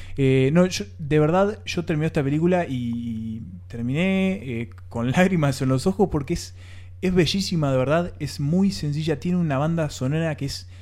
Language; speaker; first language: Spanish; native; Spanish